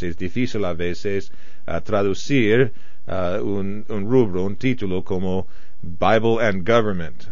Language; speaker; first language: Spanish; non-native, fluent; English